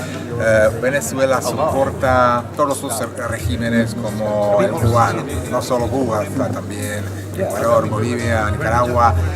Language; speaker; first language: Spanish; non-native, fluent; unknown